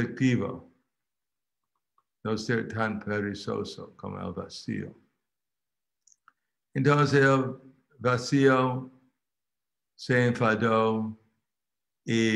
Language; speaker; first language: Spanish; non-native, fluent; English